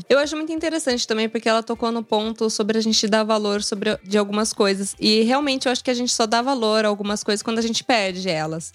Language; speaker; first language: Portuguese; native; Portuguese